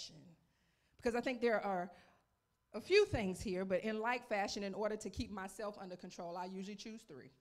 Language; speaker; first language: English; native; English